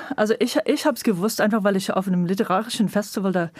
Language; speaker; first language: German; non-native, fluent; English